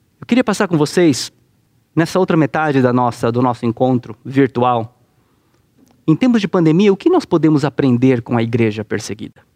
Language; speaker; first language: Portuguese; native; Portuguese